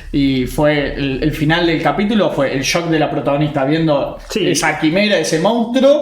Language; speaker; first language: Spanish; native; Spanish